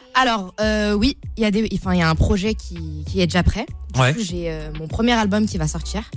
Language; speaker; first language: French; native; French